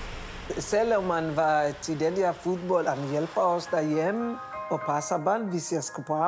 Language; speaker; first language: Danish; non-native, fluent; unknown